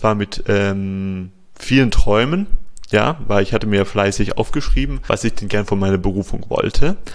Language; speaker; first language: German; native; German